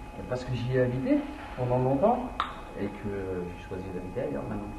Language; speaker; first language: French; native; French